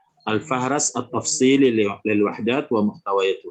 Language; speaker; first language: Arabic; non-native, fluent; Indonesian